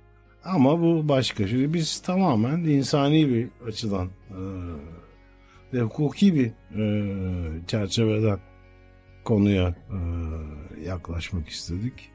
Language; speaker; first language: Turkish; native; Turkish